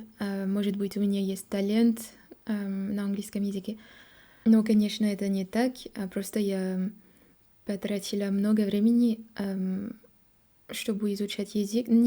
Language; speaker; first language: Russian; non-native, learner; French